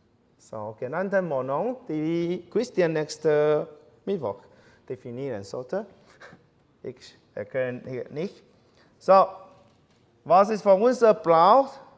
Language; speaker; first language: German; non-native, fluent; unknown